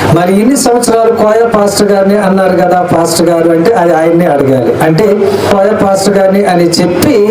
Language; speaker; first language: Telugu; non-native, local second language; Koya